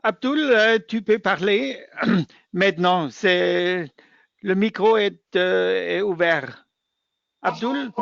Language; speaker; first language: French; non-native, fluent; German